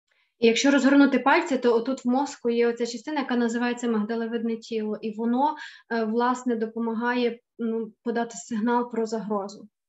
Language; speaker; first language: Ukrainian; native; Ukrainian